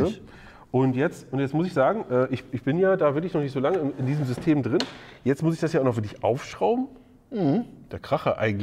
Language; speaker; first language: German; native; German